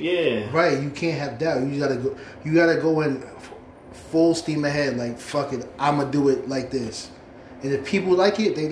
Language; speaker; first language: English; native; English